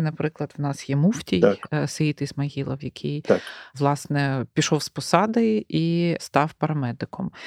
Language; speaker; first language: Ukrainian; native; Ukrainian